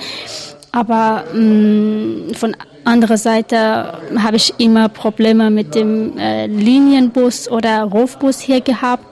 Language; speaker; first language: German; non-native, learner; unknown